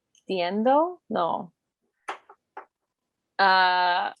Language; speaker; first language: Spanish; non-native, learner; English